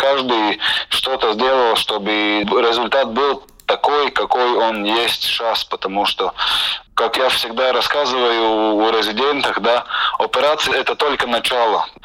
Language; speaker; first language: Russian; non-native, local second language; Latvian